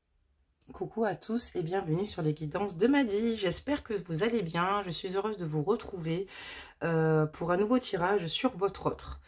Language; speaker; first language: French; native; French